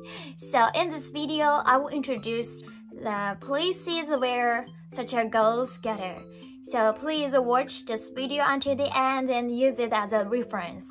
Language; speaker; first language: English; non-native, fluent; Japanese